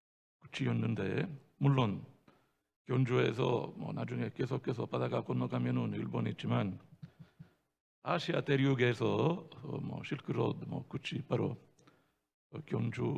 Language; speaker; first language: Korean; non-native, fluent; Italian